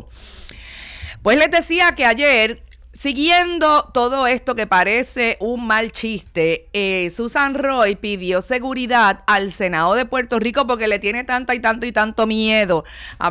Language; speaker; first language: Spanish; native; Spanish